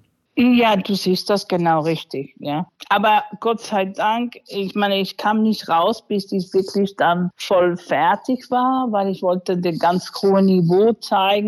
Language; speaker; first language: German; non-native, fluent; English